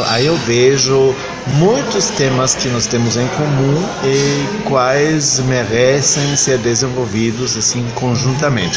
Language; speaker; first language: Portuguese; non-native, fluent; German